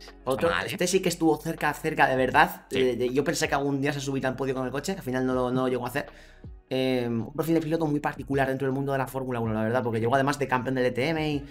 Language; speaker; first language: Spanish; native; Spanish